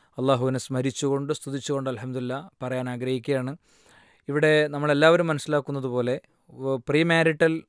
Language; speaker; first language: Malayalam; native; Malayalam